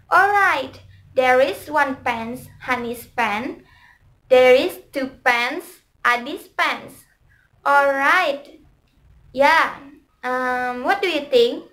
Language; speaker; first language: English; non-native, learner; Indonesian